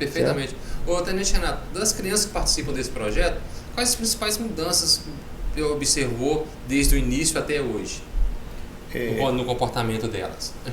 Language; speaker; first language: Portuguese; native; Portuguese